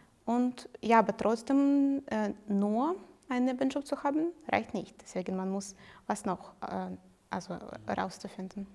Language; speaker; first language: German; non-native, fluent; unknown